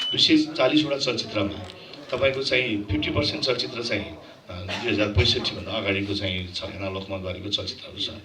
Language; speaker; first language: Nepali; non-native, local second language; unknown